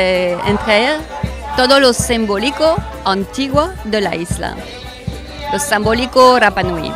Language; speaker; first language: Spanish; non-native, learner; French